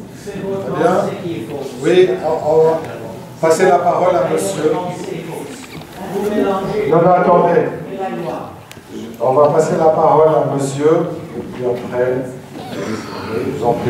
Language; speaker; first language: French; native; French